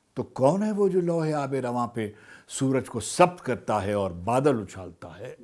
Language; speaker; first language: Urdu; native; Urdu